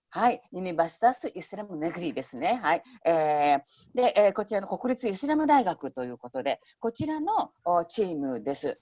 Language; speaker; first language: Japanese; non-native, fluent; Indonesian